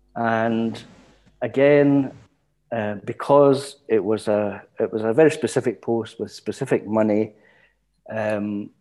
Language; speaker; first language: English; native; English